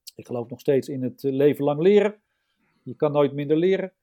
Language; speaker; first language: Dutch; native; Dutch